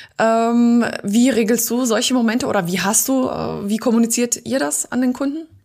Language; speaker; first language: German; native; German